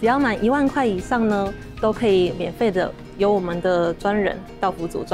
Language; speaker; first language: Chinese; native; Chinese